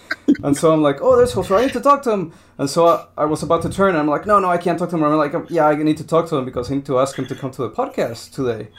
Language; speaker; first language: English; non-native, fluent; Spanish